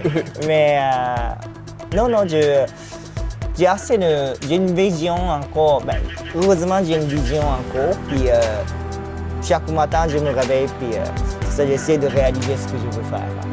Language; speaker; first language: French; non-native, fluent; Japanese